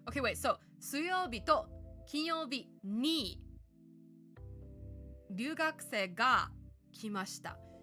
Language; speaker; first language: Japanese; non-native, learner; English